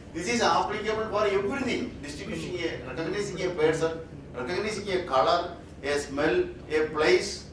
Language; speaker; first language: English; non-native, local second language; Malayalam